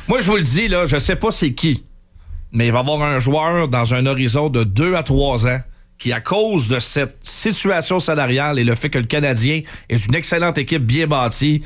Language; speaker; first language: French; native; French